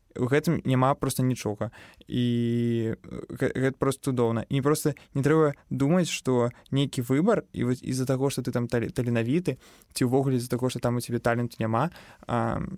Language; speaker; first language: Belarusian; non-native, local second language; Russian